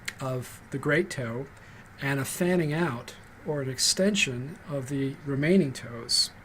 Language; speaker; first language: English; native; English